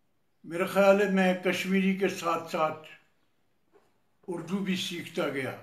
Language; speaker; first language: Urdu; non-native, local second language; Kashmiri